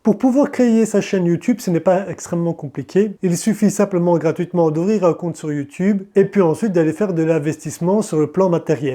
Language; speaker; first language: French; native; French